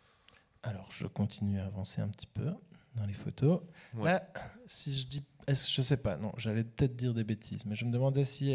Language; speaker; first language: French; native; French